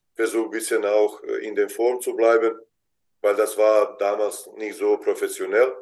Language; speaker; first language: German; non-native, fluent; Bosnian